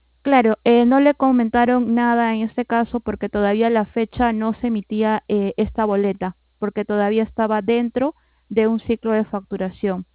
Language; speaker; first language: Spanish; native; Spanish